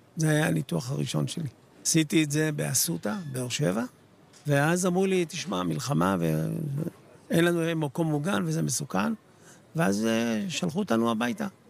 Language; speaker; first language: Hebrew; native; Hebrew